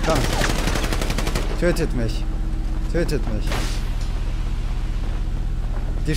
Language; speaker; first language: German; native; German